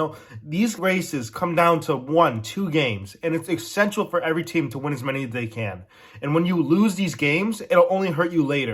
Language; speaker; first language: English; native; English